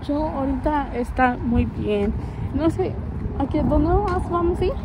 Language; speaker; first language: Spanish; early bilingual, heritage; Spanish